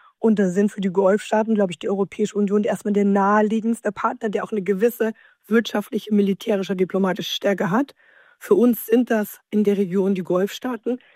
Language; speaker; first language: German; native; German